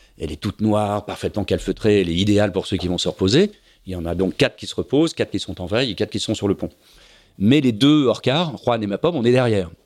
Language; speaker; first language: French; native; French